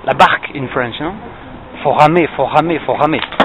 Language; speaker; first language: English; non-native, fluent; French